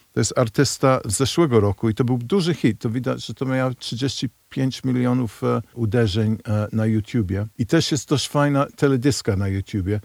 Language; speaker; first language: Polish; non-native, fluent; English